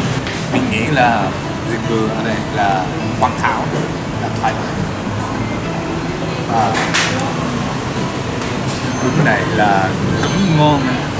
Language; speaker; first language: Vietnamese; non-native, learner; Japanese